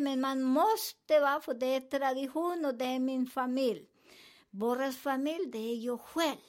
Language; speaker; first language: Swedish; non-native, fluent; Spanish